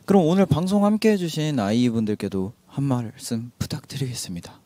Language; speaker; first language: Korean; native; Korean